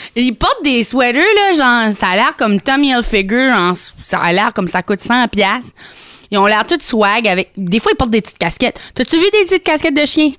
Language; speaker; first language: French; native; French